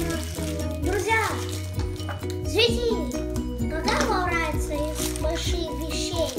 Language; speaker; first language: Russian; early bilingual, heritage; Russian